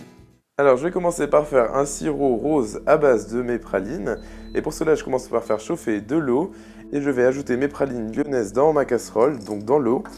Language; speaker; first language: French; native; French